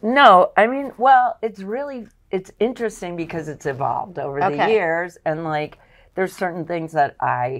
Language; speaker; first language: English; native; English